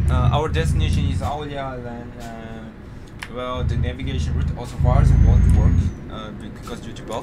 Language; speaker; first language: English; non-native, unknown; Korean